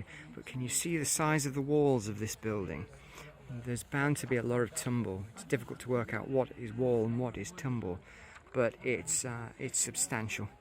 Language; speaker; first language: English; native; English